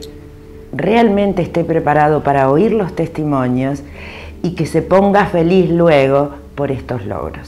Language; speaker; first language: Spanish; native; Spanish